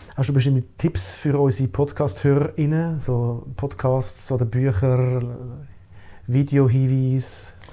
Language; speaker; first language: German; native; German